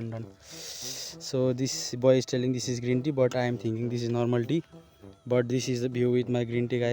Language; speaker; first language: English; non-native, learner; Nepali